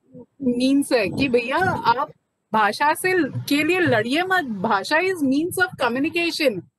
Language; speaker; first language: Hindi; non-native, local second language; Bhojpuri